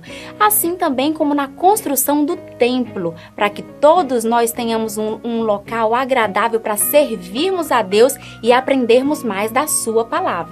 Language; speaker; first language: Portuguese; native; Portuguese